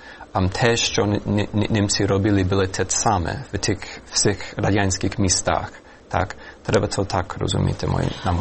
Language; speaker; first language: Ukrainian; non-native, fluent; English